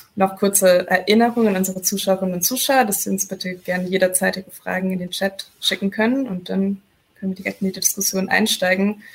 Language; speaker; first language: German; native; German